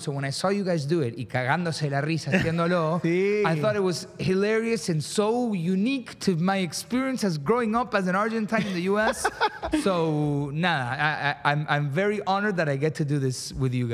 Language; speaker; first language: English; early bilingual, other home language; Spanish